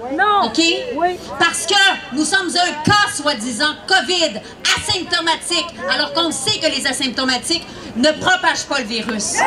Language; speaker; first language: French; native; French